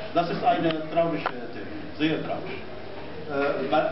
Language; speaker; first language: German; non-native, learner; Arabic